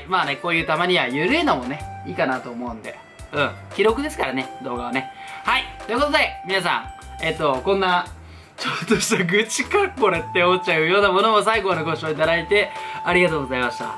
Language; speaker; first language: Japanese; native; Japanese